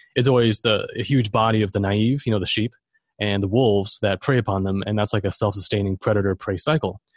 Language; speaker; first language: English; non-native, fluent; German